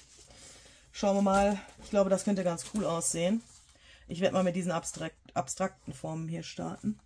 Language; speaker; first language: German; native; German